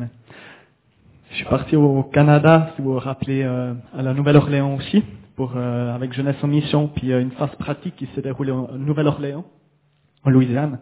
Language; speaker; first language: French; native; French